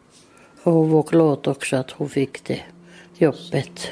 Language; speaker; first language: Swedish; non-native, fluent; Finnish